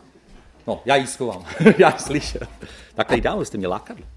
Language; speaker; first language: Czech; native; Czech